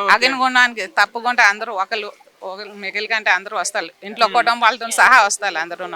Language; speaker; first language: Telugu; early bilingual, heritage; Telugu